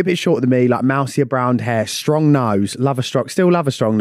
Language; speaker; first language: English; native; English